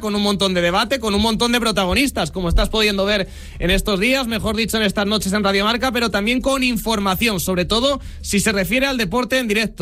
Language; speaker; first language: Spanish; native; Spanish